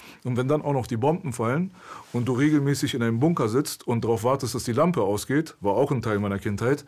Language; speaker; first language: German; early bilingual, other home language; Persian